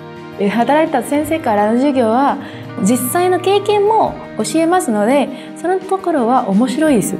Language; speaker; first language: Japanese; non-native, fluent; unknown